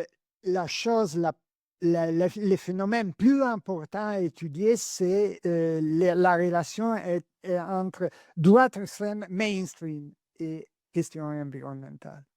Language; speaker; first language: French; non-native, learner; Italian